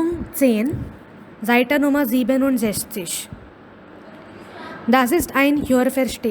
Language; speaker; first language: German; non-native, fluent; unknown